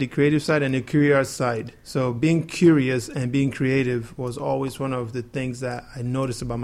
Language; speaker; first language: English; non-native, local second language; Yoruba